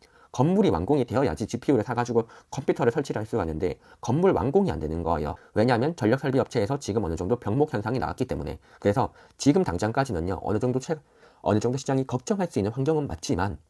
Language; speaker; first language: Korean; native; Korean